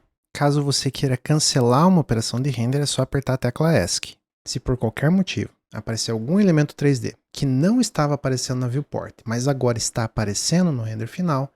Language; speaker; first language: Portuguese; native; Portuguese